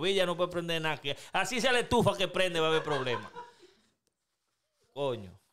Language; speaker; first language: Spanish; early bilingual, heritage; Spanish